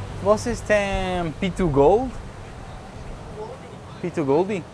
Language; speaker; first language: Portuguese; non-native, learner; English